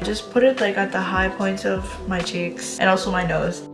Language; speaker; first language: English; native; English